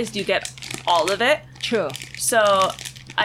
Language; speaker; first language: English; native; English